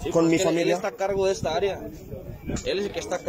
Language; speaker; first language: Spanish; native; Spanish